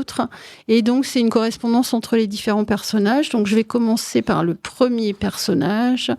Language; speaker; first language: French; native; French